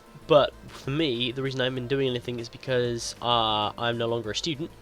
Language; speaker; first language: English; native; English